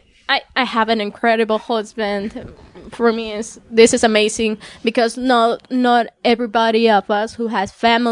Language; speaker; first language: English; non-native, fluent; Spanish